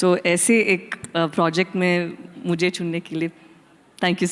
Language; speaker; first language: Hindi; non-native, learner; Tamil